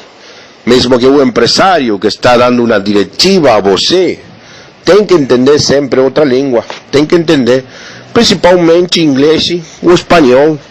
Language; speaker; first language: Portuguese; non-native, learner; Spanish